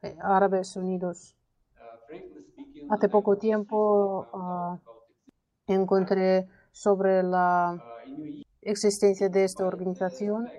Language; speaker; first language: Spanish; non-native, learner; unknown